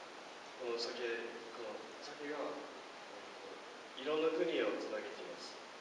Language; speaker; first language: Japanese; non-native, fluent; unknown